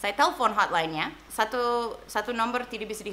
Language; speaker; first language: Indonesian; non-native, fluent; English